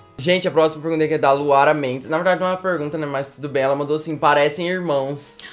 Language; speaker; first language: Portuguese; native; Portuguese